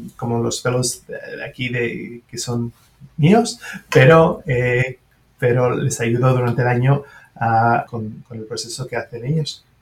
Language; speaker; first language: Spanish; non-native, fluent; French